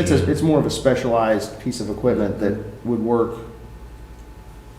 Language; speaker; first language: English; native; English